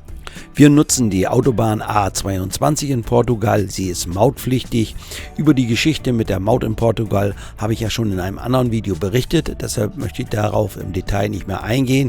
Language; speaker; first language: German; native; German